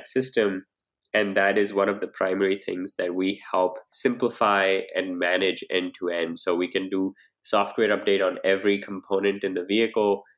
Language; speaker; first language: English; non-native, local second language; Hindi